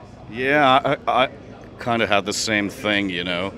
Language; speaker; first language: English; non-native, fluent; Finnish